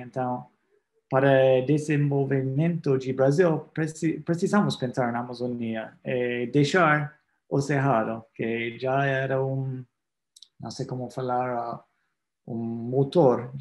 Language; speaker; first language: Portuguese; non-native, fluent; English